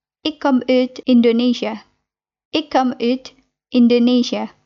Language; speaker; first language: Dutch; non-native, learner; Indonesian